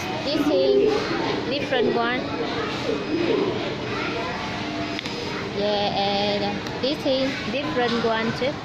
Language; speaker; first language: English; non-native, learner; Vietnamese